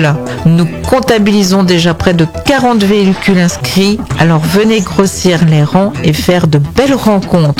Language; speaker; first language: French; native; French